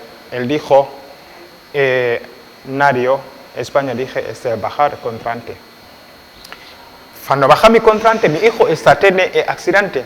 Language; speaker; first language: Spanish; non-native, learner; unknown